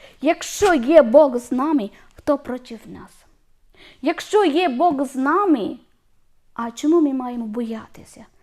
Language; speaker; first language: Ukrainian; non-native, learner; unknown